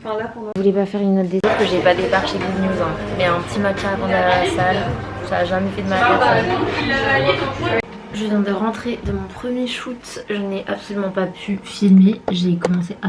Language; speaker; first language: French; native; French